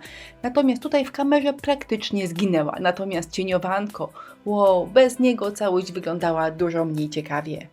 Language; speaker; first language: Polish; native; Polish